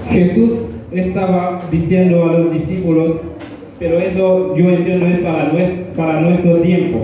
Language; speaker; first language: Spanish; non-native, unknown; Haitian Creole